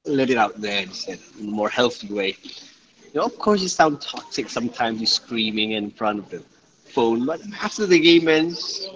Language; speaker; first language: English; non-native, local second language; Malay